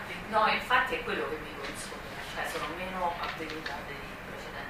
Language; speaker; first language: Italian; native; Italian